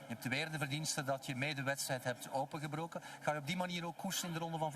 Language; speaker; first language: Dutch; native; Dutch